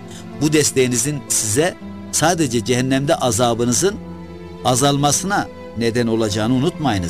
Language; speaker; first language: Turkish; native; Turkish